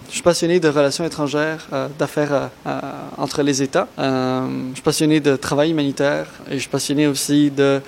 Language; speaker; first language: French; non-native, local second language; Arabic